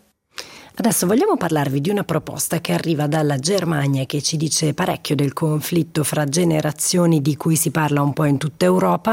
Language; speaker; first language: Italian; native; Italian